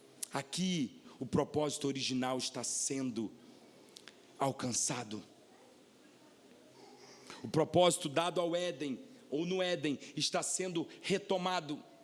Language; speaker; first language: Portuguese; native; Portuguese